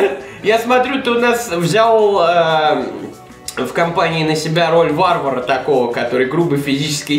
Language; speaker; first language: Russian; native; Russian